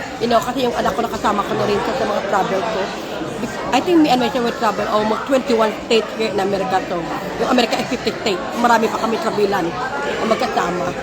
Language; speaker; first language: Filipino; non-native, local second language; Hiligaynon